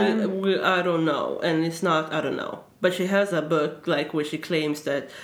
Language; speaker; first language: English; early bilingual, other home language; Swedish